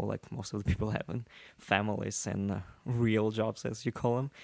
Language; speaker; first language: English; non-native, fluent; Russian